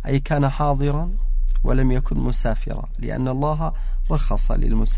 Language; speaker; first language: Arabic; native; Arabic